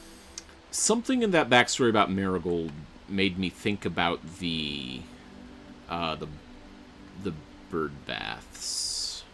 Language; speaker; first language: English; native; English